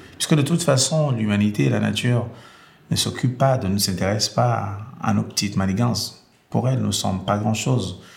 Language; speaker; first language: French; non-native, local second language; Basaa